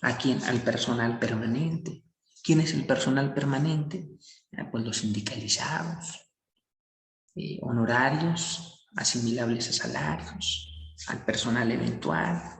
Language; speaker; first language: Spanish; native; Spanish